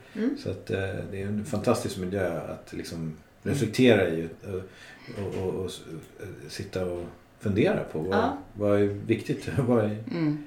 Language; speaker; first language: Swedish; native; Swedish